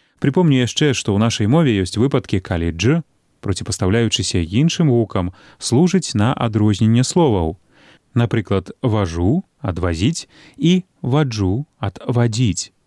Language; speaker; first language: Belarusian; native; Belarusian